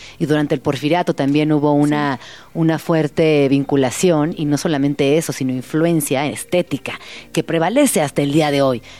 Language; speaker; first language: Spanish; native; Spanish